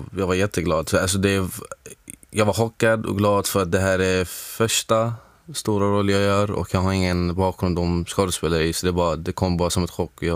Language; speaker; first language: Swedish; non-native, fluent; Arabic